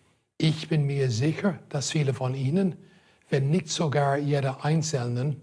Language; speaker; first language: German; non-native, fluent; English